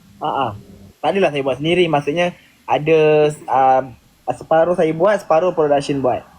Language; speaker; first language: Malay; native; Malay